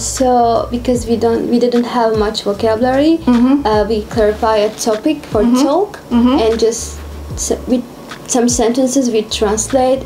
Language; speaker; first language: English; non-native, fluent; Turkish